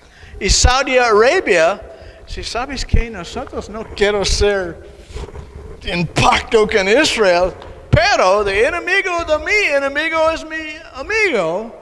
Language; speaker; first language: Spanish; non-native, learner; English